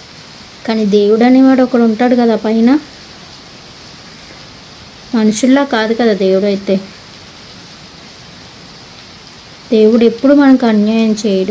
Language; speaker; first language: Telugu; native; Telugu